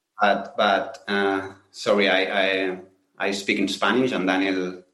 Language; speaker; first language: English; non-native, learner; Spanish